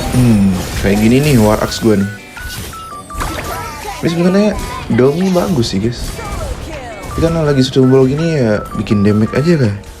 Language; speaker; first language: Indonesian; native; Indonesian